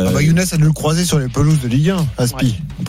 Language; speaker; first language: French; native; French